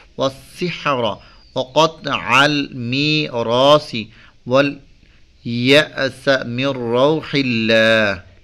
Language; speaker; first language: Arabic; non-native, fluent; Bangla